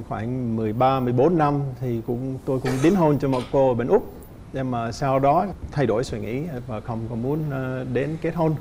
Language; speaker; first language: Vietnamese; non-native, fluent; English